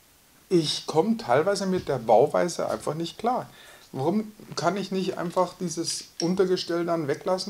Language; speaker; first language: German; native; German